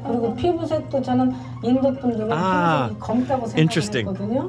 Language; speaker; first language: Korean; native; Korean